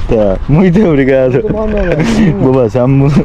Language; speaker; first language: Portuguese; non-native, learner; Turkish